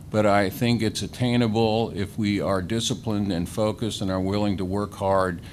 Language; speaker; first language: English; native; English